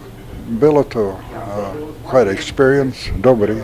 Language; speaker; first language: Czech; early bilingual, heritage; Czech